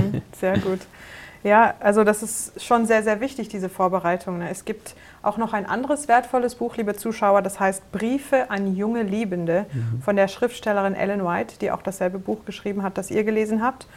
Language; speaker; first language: German; native; German